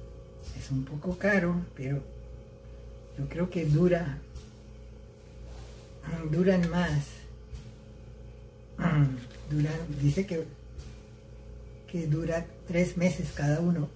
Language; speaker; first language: Spanish; early bilingual, heritage; Spanish